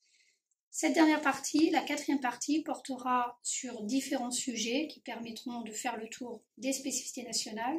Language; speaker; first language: French; native; French